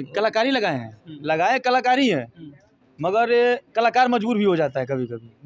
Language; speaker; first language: Hindi; native; Hindi